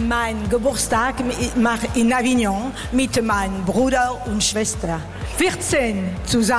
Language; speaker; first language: German; non-native, learner; French